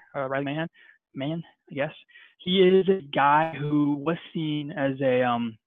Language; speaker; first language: English; non-native, fluent; Spanish